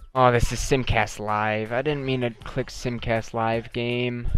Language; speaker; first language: English; native; English